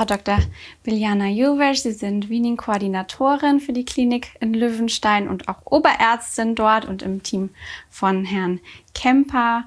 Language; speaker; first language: German; native; German